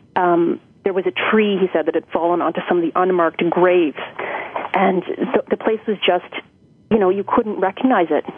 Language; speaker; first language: English; native; English